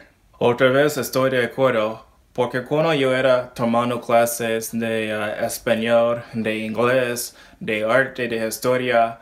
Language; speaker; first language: Spanish; non-native, learner; English